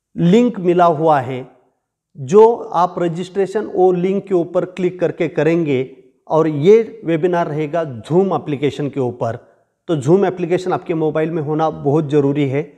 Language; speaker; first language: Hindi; non-native, local second language; Marathi